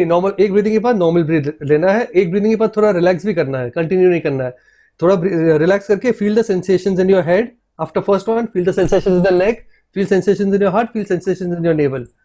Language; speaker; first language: Hindi; native; Hindi